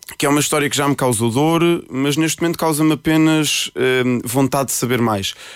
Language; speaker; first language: Portuguese; early bilingual, other home language; Spanish